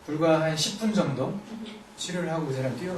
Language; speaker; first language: Korean; native; Korean